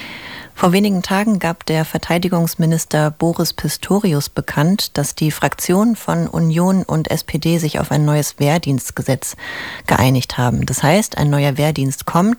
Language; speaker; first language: German; native; German